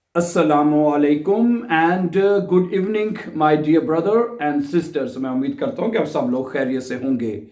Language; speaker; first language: Urdu; non-native, local second language; Punjabi